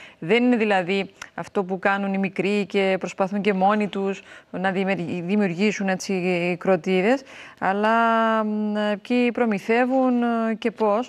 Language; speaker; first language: Greek; native; Greek